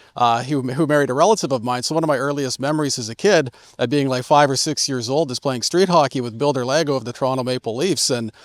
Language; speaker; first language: English; native; English